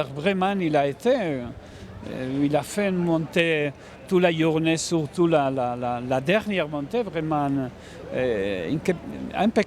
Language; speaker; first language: French; non-native, learner; Spanish